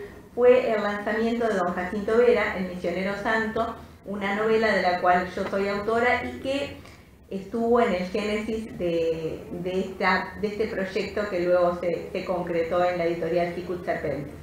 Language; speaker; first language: Spanish; native; Spanish